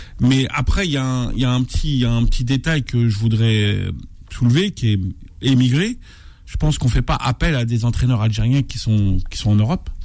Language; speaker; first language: French; non-native, local second language; Arabic